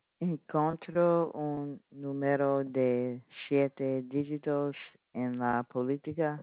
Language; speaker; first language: Spanish; non-native, learner; English